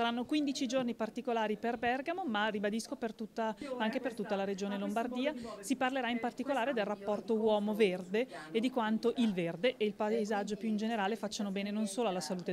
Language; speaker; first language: Italian; native; Italian